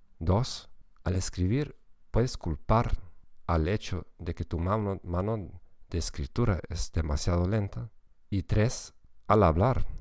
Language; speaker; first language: Spanish; non-native, fluent; German